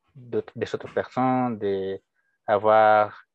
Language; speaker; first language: French; non-native, fluent; Spanish